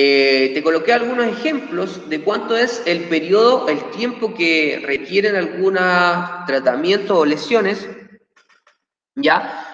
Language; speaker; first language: Spanish; native; Spanish